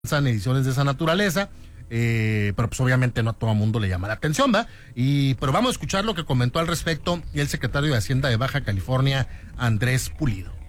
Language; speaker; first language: Spanish; native; Spanish